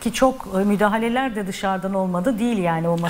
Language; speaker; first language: Turkish; native; Turkish